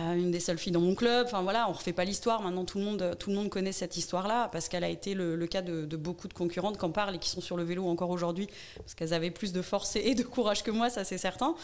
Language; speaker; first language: French; native; French